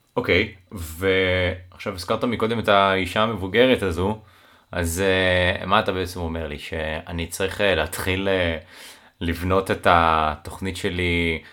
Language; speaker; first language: Hebrew; native; Hebrew